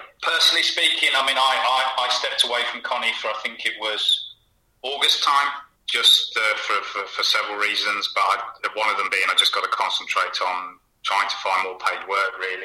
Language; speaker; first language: English; native; English